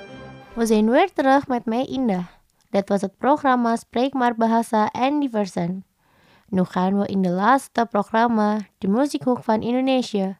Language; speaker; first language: Dutch; non-native, fluent; Indonesian